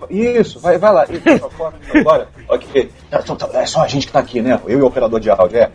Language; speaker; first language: Portuguese; native; Portuguese